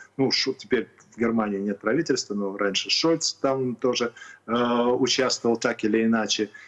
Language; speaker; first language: Russian; native; Russian